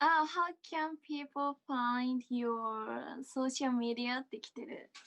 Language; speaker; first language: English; non-native, learner; Japanese